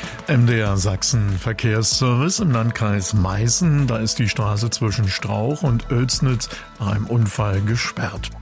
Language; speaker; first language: German; native; German